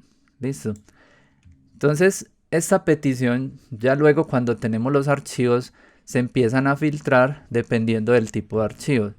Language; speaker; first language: Spanish; native; Spanish